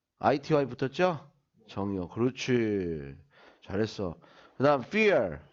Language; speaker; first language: Korean; native; Korean